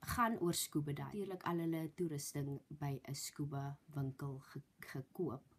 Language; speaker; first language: Afrikaans; native; Afrikaans